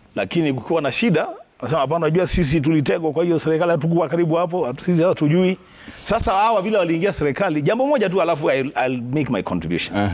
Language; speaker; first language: Swahili; non-native, local second language; Kamba